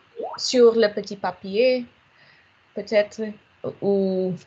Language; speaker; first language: French; non-native, learner; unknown